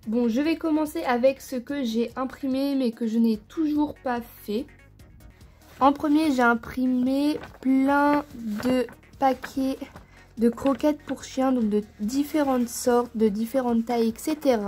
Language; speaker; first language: French; native; French